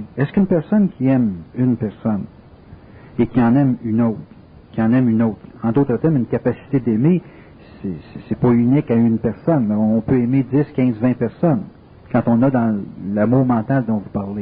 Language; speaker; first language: French; native; French